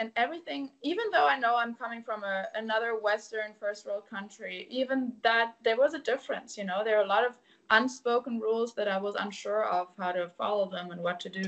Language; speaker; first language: English; non-native, fluent; German